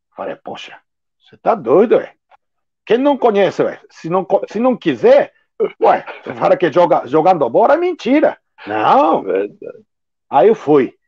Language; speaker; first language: Portuguese; non-native, fluent; Japanese